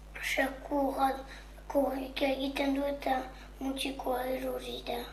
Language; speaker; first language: Basque; non-native, local second language; French